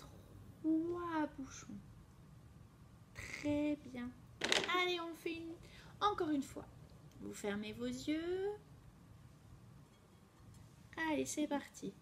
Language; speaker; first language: French; native; French